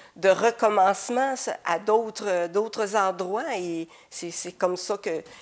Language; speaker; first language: French; native; French